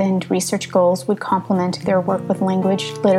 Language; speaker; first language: English; early bilingual, other home language; Hmong